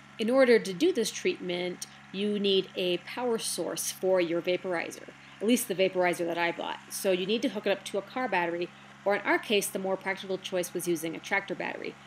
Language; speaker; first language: English; native; English